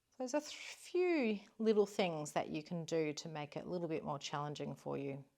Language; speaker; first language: English; native; English